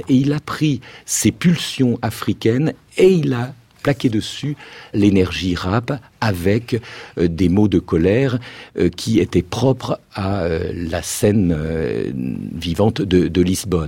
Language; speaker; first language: French; native; French